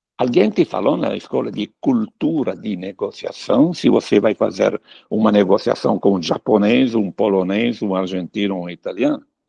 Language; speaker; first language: Portuguese; non-native, fluent; Italian